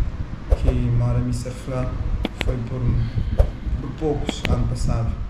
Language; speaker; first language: Portuguese; non-native, local second language; Kabuverdianu